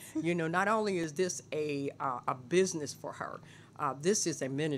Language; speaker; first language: English; native; English